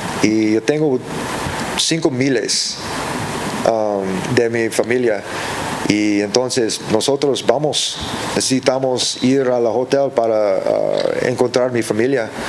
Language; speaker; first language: Spanish; early bilingual, heritage; English